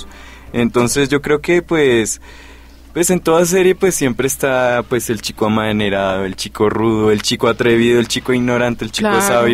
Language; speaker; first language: Spanish; native; Spanish